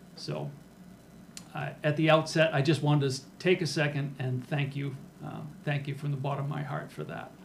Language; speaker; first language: English; native; English